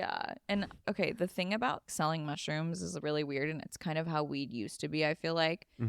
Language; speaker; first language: English; native; English